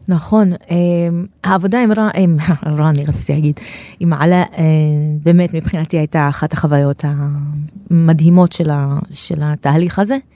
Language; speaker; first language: Hebrew; non-native, local second language; Arabic